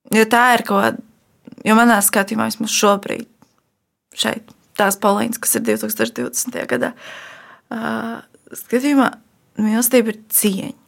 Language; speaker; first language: Latvian; native; Latvian